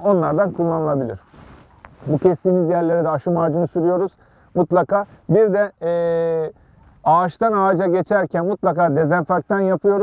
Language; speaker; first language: Turkish; native; Turkish